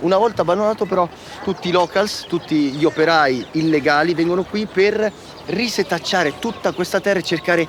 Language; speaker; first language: Italian; native; Italian